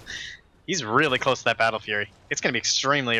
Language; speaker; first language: English; native; English